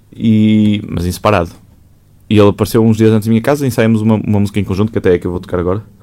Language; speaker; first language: Portuguese; native; Portuguese